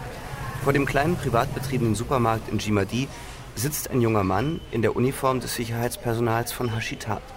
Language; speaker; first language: German; native; German